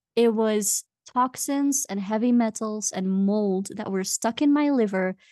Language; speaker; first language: English; non-native, fluent; Dutch